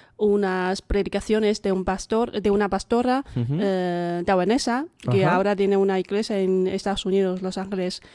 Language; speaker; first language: Spanish; non-native, fluent; Chinese